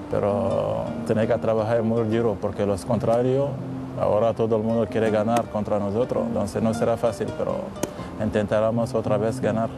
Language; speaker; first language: Spanish; non-native, fluent; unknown